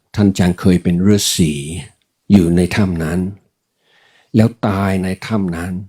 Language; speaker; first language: Thai; non-native, fluent; English